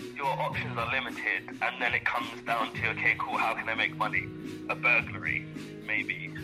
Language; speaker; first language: English; native; English